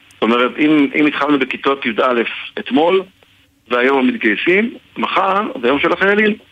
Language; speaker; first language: Hebrew; native; Hebrew